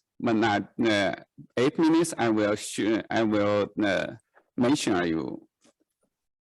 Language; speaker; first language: English; non-native, learner; Chinese